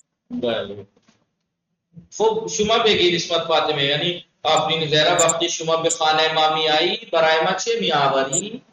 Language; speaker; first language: Persian; non-native, fluent; Urdu